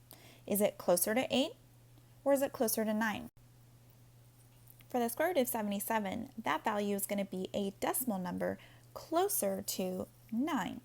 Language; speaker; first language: English; native; English